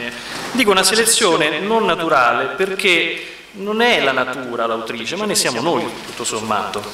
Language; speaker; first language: Italian; native; Italian